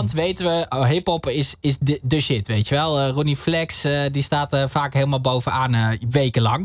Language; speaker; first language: Dutch; native; Dutch